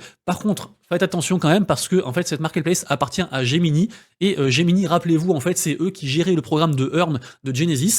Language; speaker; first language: French; native; French